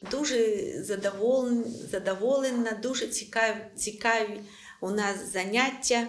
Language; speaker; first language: Ukrainian; non-native, local second language; Russian